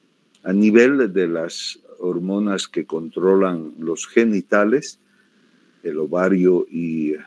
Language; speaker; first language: Spanish; native; Spanish